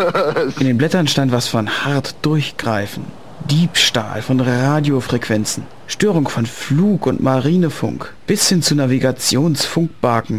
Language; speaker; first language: German; native; German